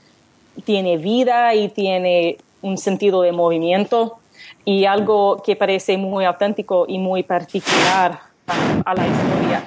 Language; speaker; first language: Spanish; non-native, learner; English